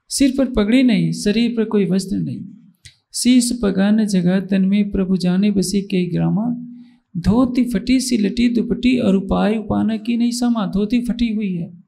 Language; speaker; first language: Hindi; native; Hindi